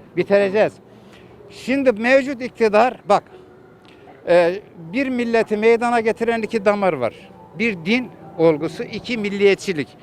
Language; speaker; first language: Turkish; native; Turkish